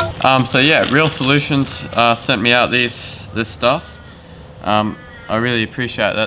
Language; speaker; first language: English; native; English